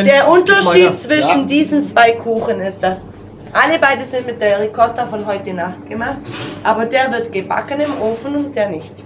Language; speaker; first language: German; non-native, fluent; Italian